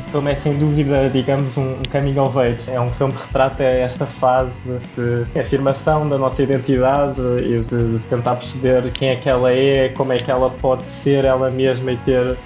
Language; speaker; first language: Portuguese; native; Portuguese